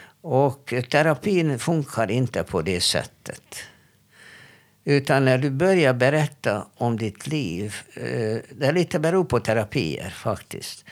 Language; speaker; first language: Swedish; non-native, fluent; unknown